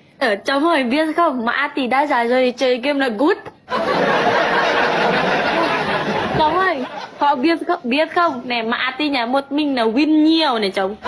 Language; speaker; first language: Vietnamese; non-native, learner; Indonesian